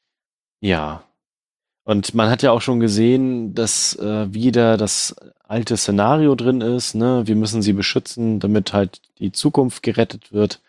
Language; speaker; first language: German; native; German